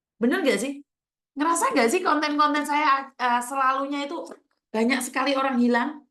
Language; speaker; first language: Indonesian; native; Indonesian